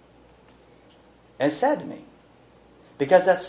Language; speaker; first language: English; native; English